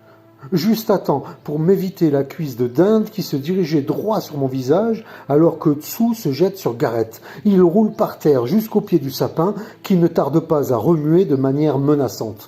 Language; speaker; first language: French; native; French